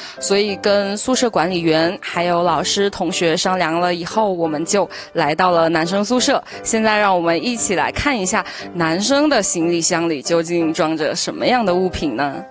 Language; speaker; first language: Chinese; native; Chinese